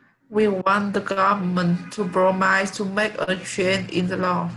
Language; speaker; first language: English; non-native, learner; Vietnamese